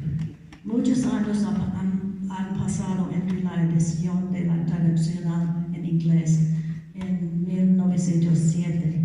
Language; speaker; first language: Spanish; non-native, learner; English